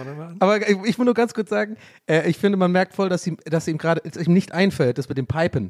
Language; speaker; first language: German; native; German